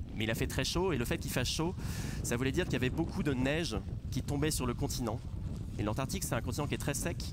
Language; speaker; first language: French; native; French